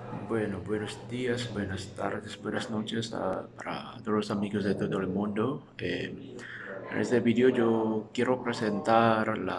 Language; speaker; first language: Spanish; non-native, fluent; Chinese